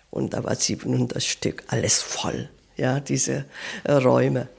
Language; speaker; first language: German; non-native, learner; Korean